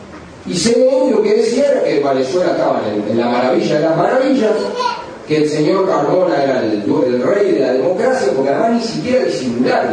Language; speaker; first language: Spanish; native; Spanish